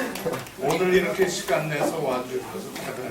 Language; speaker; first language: Korean; native; Korean